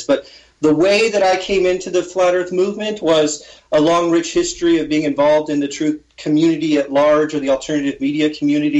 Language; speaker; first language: English; native; English